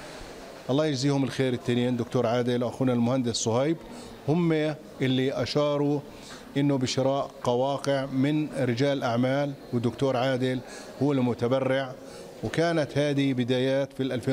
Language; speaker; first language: Arabic; native; Arabic